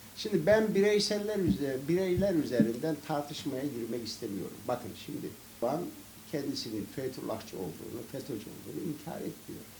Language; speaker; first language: Turkish; native; Turkish